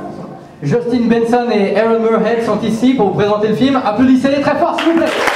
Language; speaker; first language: French; native; French